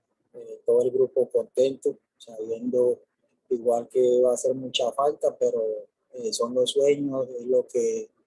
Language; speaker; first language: Spanish; native; Spanish